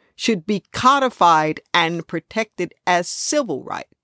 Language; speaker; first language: English; native; English